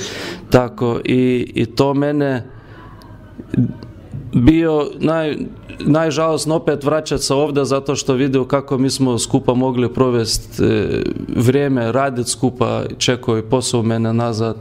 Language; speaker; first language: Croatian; non-native, learner; Lithuanian